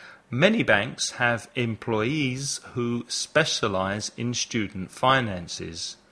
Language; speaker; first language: English; native; English